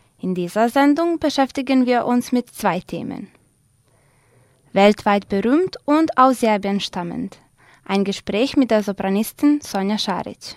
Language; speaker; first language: German; non-native, fluent; Serbian